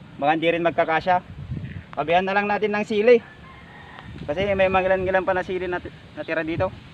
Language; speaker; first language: Filipino; non-native, local second language; Iloko